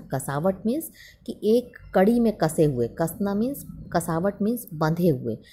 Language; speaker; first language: Hindi; native; Hindi